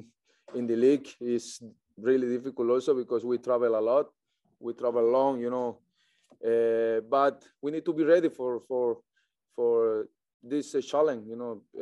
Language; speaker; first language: English; non-native, learner; Spanish